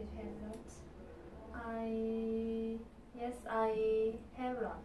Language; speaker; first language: English; non-native, learner; Korean